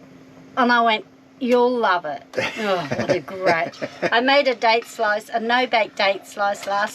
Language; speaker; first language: English; native; English